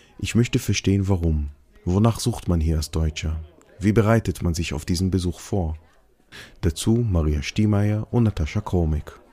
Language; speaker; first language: German; non-native, fluent; Hebrew